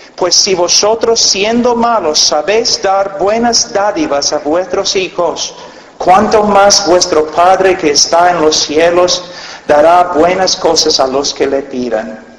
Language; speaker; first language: Spanish; non-native, fluent; English